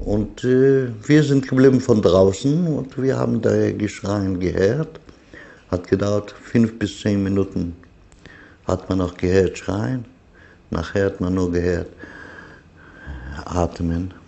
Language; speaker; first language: German; non-native, fluent; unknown